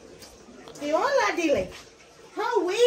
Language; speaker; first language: Spanish; non-native, learner; English